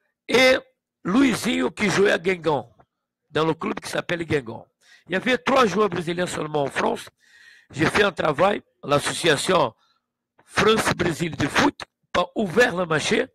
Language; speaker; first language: French; non-native, learner; Portuguese